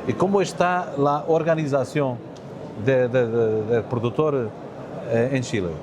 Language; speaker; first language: Spanish; non-native, learner; Portuguese